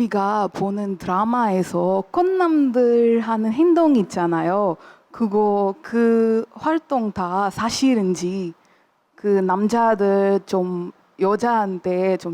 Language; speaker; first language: Korean; non-native, learner; Tamil